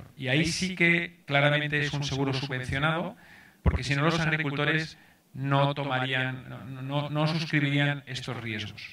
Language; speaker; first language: Spanish; native; Spanish